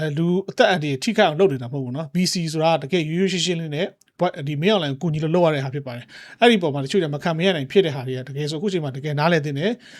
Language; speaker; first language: Burmese; native; Burmese